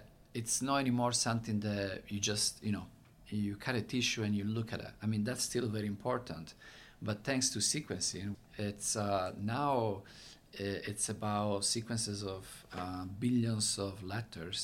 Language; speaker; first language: English; non-native, fluent; Italian